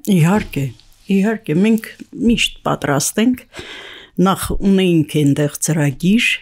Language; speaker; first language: Armenian; native; Armenian